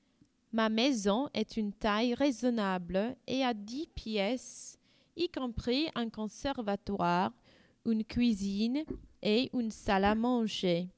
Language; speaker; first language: French; non-native, learner; English